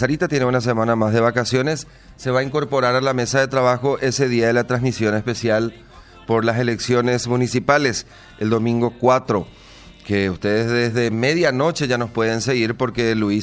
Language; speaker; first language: Spanish; native; Spanish